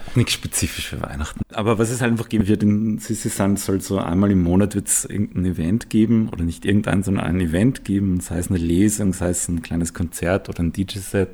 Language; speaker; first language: German; native; German